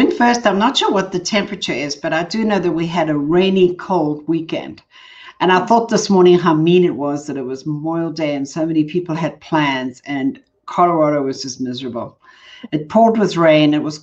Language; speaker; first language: English; native; English